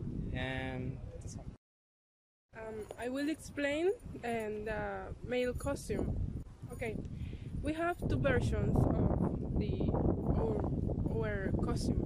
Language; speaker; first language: English; non-native, learner; Spanish